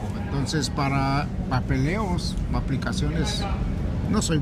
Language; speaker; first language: Spanish; non-native, learner; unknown